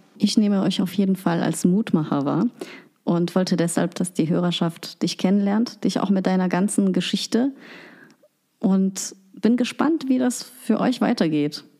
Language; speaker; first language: German; native; German